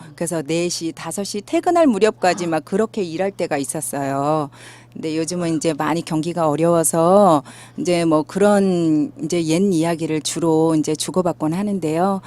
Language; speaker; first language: Korean; native; Korean